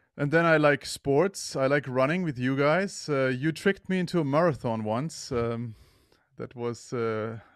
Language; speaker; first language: English; non-native, fluent; German